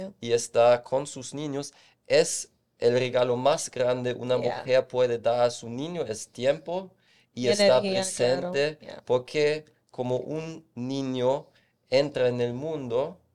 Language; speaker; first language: Spanish; non-native, fluent; German